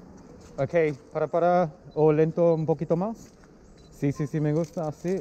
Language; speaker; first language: Spanish; non-native, local second language; English